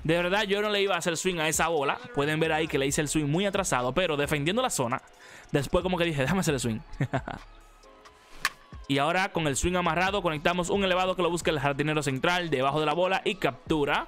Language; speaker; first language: Spanish; native; Spanish